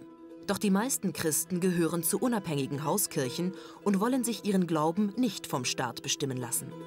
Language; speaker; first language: German; native; German